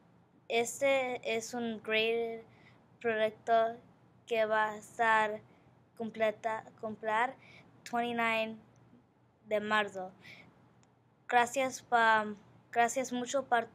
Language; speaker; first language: Spanish; non-native, learner; English